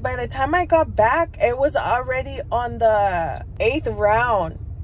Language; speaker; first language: English; early bilingual, other home language; Spanish